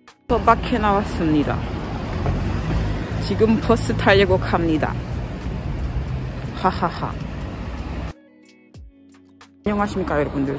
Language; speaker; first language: Korean; non-native, fluent; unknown